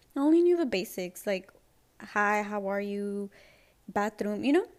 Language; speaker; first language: English; early bilingual, other home language; Spanish